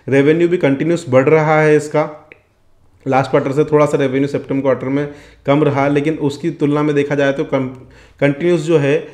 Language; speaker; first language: Hindi; native; Hindi